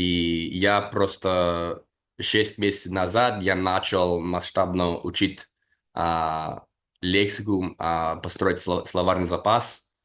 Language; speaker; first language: Russian; non-native, fluent; English